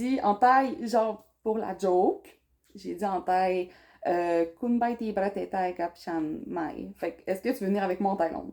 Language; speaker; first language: French; native; French